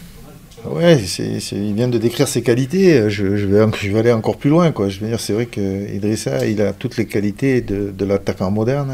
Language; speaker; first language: French; native; French